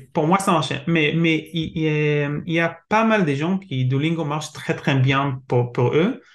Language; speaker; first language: French; non-native, learner; Hebrew